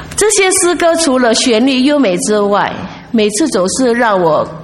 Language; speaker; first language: Chinese; non-native, local second language; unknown